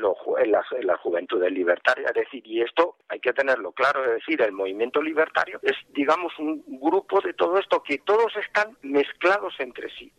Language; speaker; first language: Spanish; native; Spanish